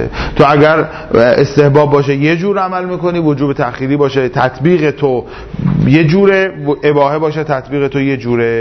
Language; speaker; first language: Persian; native; Persian